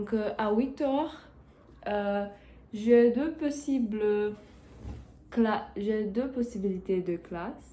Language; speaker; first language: French; non-native, learner; Portuguese